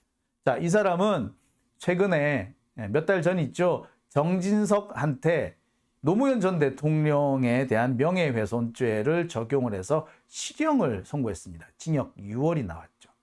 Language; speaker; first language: Korean; native; Korean